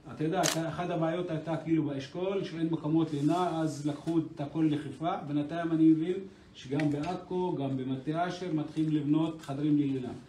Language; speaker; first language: Hebrew; non-native, local second language; Arabic